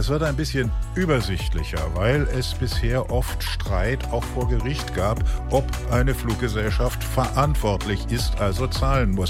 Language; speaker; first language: German; native; German